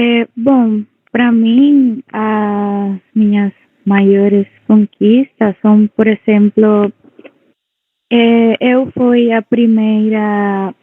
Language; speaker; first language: Portuguese; non-native, local second language; Spanish